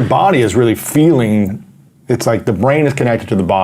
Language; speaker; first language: English; native; English